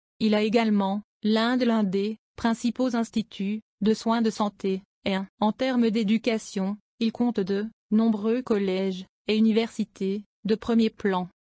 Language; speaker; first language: French; non-native, fluent; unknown